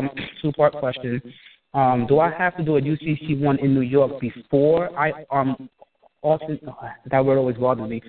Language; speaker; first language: English; native; English